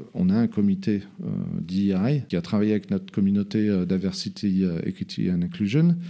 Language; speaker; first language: French; native; French